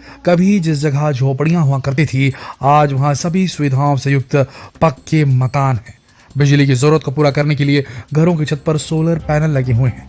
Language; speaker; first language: Hindi; native; Hindi